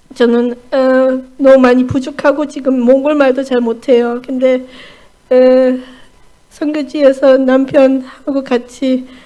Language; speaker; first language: Korean; non-native, fluent; German